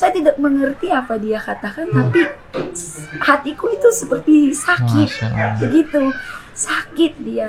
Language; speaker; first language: Indonesian; non-native, fluent; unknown